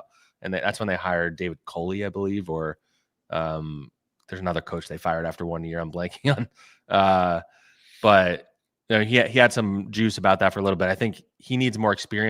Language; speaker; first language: English; native; English